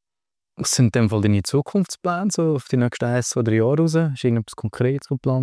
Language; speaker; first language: German; native; German